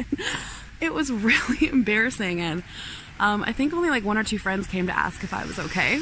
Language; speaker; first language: English; native; English